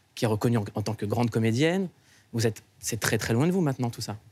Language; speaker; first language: French; native; French